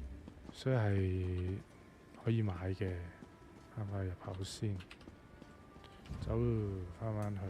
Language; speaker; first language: Chinese; native; Chinese